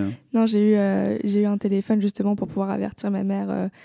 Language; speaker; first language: French; native; French